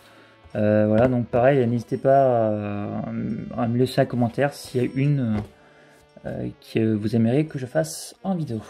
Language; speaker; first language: French; native; French